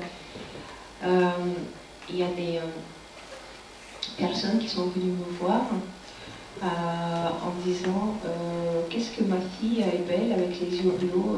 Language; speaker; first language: French; non-native, fluent; Russian